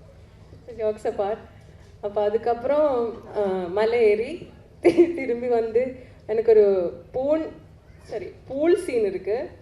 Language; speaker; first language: Tamil; non-native, learner; Malayalam